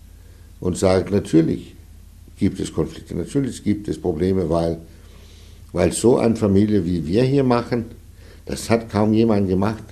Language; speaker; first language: German; non-native, fluent; Danish